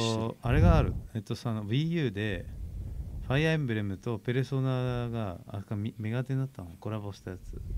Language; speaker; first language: Japanese; native; Japanese